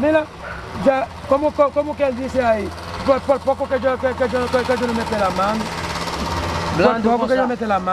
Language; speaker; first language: Spanish; non-native, learner; Haitian Creole